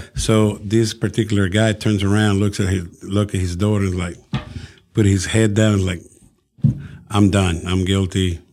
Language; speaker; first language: English; early bilingual, other home language; Spanish